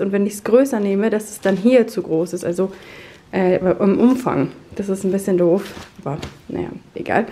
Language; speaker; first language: German; native; German